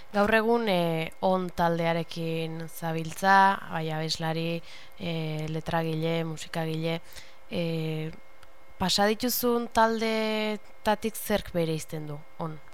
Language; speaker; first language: Basque; native; Basque